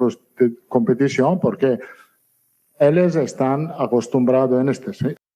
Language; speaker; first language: Spanish; non-native, fluent; Italian